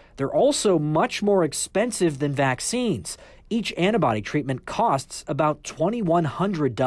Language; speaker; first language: English; native; English